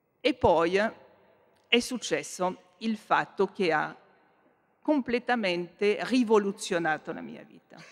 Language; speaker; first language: Italian; non-native, fluent; French